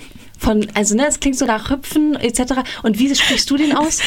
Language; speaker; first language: German; native; German